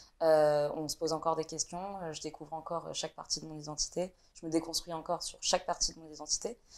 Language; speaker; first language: French; early bilingual, other home language; Vietnamese